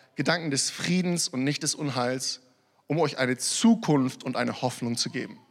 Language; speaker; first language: German; early bilingual, other home language; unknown